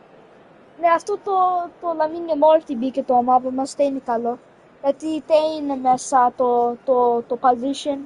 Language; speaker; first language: Greek; non-native, learner; Romanian